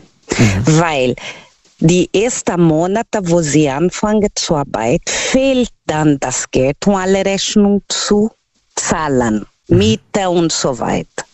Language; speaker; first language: German; non-native, learner; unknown